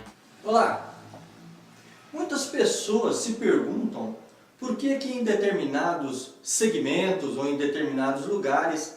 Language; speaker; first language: Portuguese; native; Portuguese